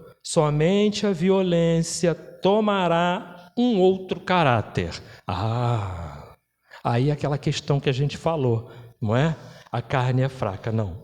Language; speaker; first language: Portuguese; native; Portuguese